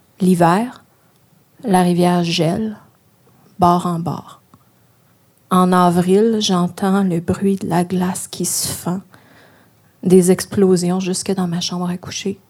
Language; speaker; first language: French; native; French